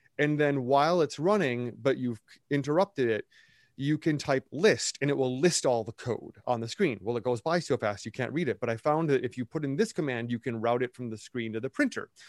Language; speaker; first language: English; native; English